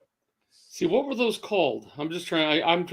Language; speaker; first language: English; native; English